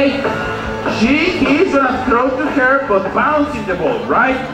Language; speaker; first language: English; non-native, fluent; Spanish